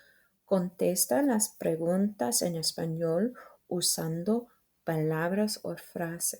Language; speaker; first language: Spanish; non-native, fluent; English